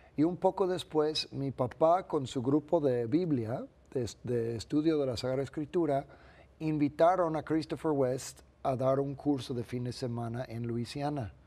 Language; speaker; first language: Spanish; non-native, fluent; English